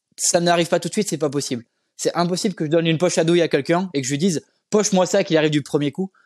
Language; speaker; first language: French; native; French